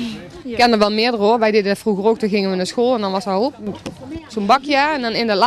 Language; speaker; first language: Dutch; native; Dutch